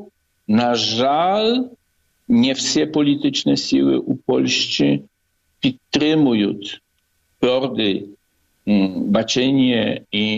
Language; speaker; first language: Polish; non-native, learner; Ukrainian